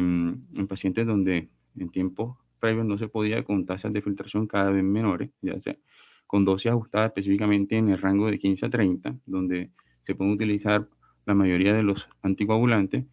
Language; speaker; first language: Spanish; native; Spanish